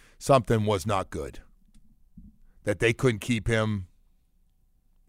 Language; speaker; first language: English; native; English